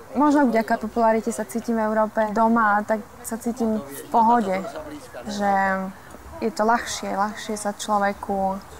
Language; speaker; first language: Slovak; native; Slovak